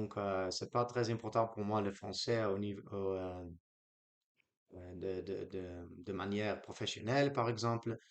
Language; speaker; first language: French; non-native, learner; Dutch